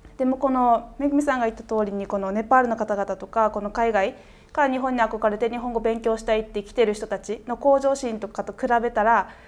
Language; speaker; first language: Japanese; native; Japanese